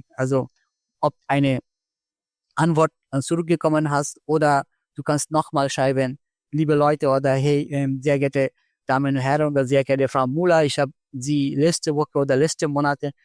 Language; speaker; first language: German; non-native, fluent; Bangla